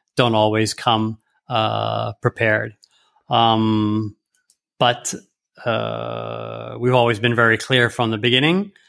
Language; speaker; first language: English; early bilingual, heritage; English